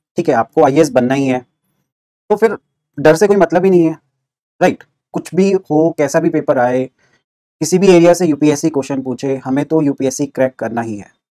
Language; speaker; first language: Hindi; native; Hindi